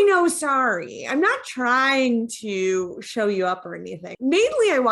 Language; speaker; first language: English; native; English